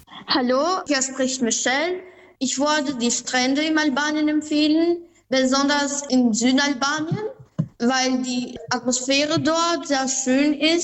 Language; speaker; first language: German; non-native, fluent; Albanian